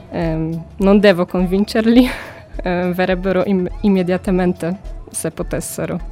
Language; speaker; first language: Italian; non-native, fluent; Polish